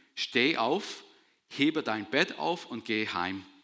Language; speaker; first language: German; non-native, fluent; English